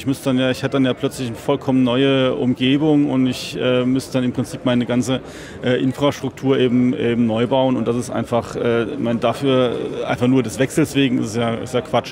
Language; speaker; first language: German; native; German